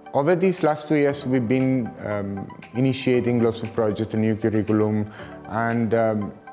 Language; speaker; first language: English; non-native, fluent; Italian